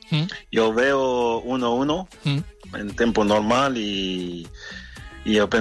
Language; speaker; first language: Spanish; non-native, fluent; French